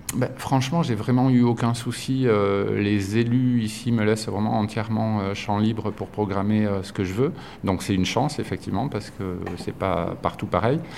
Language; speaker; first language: French; native; French